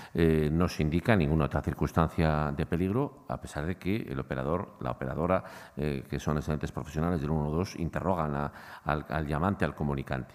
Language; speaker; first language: Spanish; native; Spanish